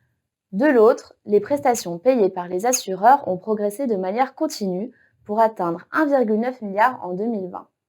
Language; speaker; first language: French; native; French